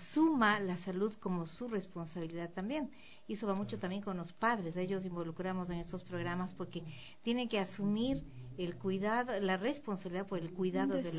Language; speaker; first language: Spanish; native; Spanish